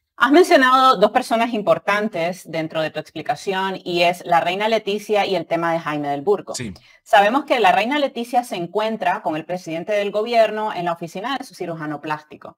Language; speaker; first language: Spanish; native; Spanish